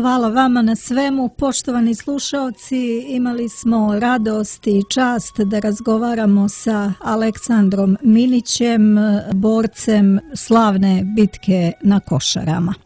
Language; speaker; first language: Serbian; native; Serbian